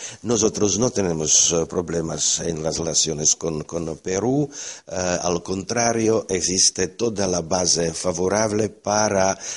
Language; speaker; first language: Spanish; non-native, fluent; Slovak